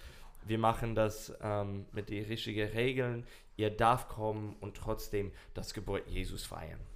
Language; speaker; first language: German; non-native, learner; English